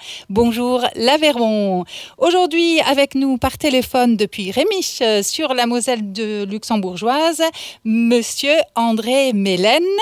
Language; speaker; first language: French; native; French